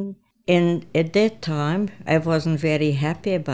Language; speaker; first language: English; non-native, fluent; Croatian